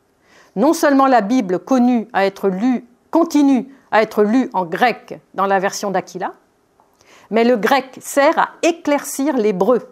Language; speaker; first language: French; native; French